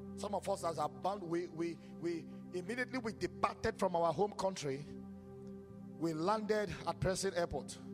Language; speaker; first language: English; non-native, local second language; Yoruba